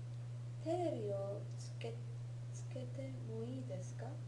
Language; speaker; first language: Japanese; non-native, learner; English